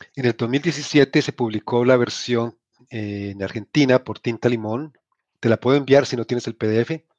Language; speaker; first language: Spanish; native; Spanish